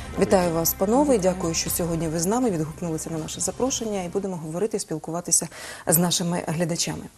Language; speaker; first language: Ukrainian; native; Ukrainian